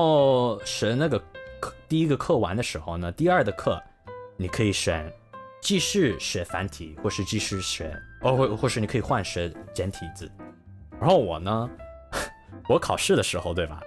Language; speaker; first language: Chinese; non-native, learner; English